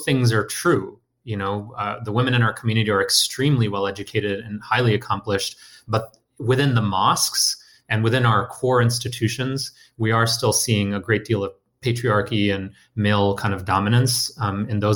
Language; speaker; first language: English; native; English